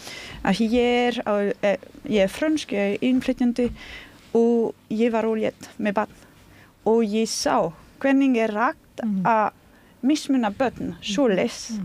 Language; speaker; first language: Icelandic; non-native, learner; French